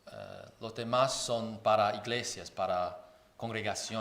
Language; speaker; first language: Spanish; non-native, fluent; Chinese